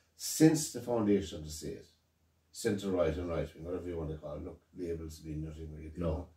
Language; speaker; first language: English; native; English